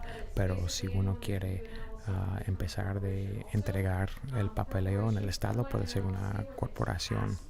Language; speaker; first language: Spanish; non-native, fluent; English